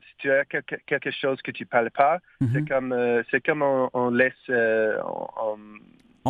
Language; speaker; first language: French; non-native, learner; English